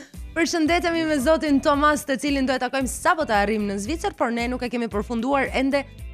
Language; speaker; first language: Albanian; native; Albanian